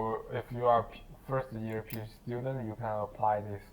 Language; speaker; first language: English; non-native, learner; Chinese